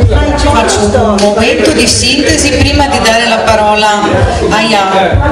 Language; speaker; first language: Italian; native; Italian